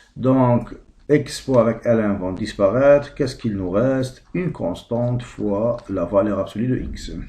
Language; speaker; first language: French; non-native, local second language; Arabic